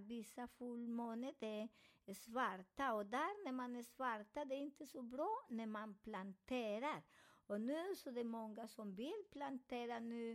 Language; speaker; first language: Swedish; non-native, fluent; Spanish